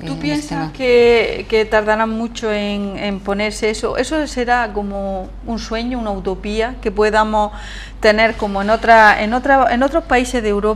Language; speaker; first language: Spanish; native; Spanish